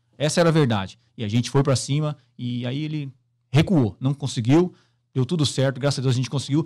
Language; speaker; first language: Portuguese; native; Portuguese